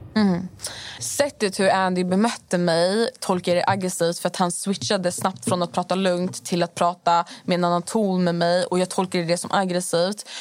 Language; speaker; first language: Swedish; early bilingual, other home language; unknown